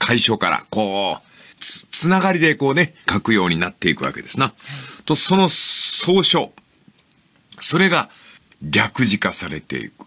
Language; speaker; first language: Japanese; native; Japanese